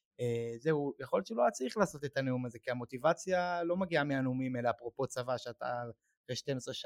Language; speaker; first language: Hebrew; native; Hebrew